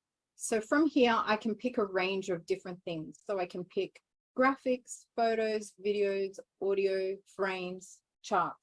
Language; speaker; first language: English; native; English